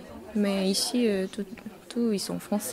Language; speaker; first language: French; non-native, fluent; Korean